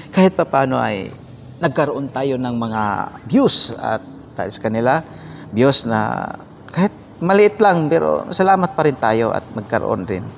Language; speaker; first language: Filipino; native; Filipino